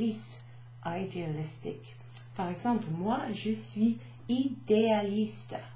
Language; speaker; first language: French; non-native, fluent; English